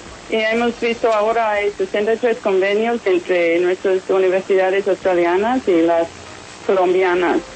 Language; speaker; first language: Spanish; non-native, fluent; English